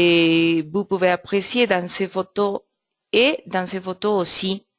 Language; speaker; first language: French; non-native, learner; Spanish